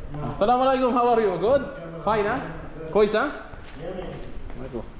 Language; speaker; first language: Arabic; non-native, learner; Filipino